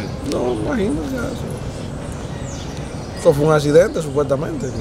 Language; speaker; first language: Spanish; native; Spanish